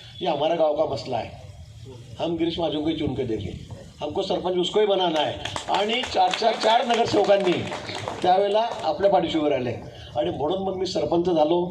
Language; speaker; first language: Marathi; native; Marathi